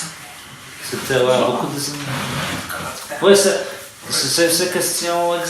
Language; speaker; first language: French; non-native, fluent; Polish